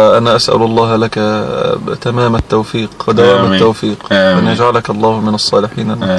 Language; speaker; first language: Arabic; native; Arabic